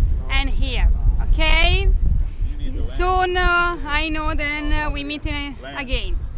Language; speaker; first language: English; non-native, learner; Italian